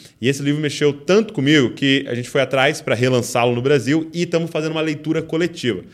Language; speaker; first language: Portuguese; native; Portuguese